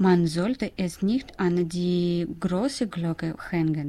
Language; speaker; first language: German; non-native, learner; Russian